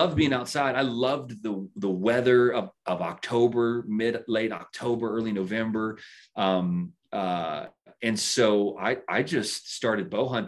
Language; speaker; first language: English; native; English